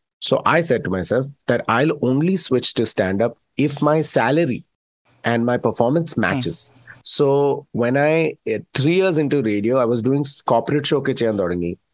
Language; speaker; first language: English; non-native, local second language; Malayalam